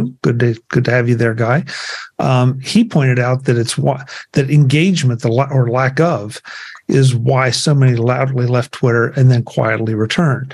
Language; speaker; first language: English; native; English